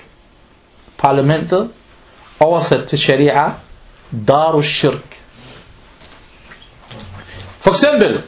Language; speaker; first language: Danish; non-native, local second language; Arabic